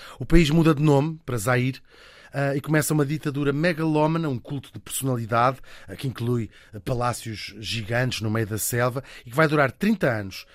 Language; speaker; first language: Portuguese; native; Portuguese